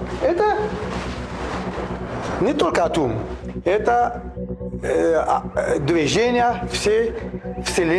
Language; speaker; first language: Russian; non-native, learner; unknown